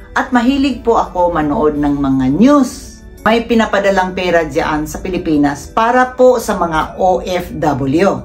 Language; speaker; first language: Filipino; non-native, local second language; Cebuano